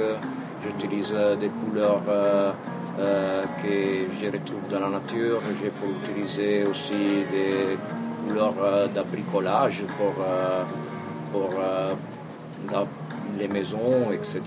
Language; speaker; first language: French; non-native, fluent; Italian